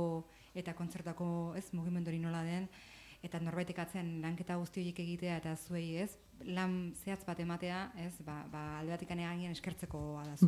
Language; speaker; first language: Basque; native; Basque